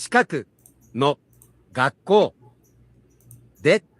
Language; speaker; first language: Japanese; non-native, learner; English